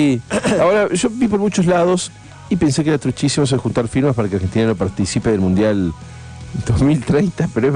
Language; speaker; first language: Spanish; native; Spanish